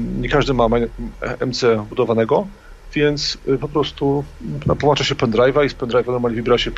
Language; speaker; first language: Polish; native; Polish